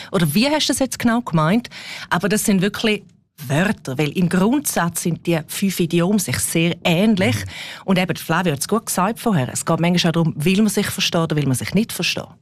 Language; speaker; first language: German; non-native, local second language; Romansh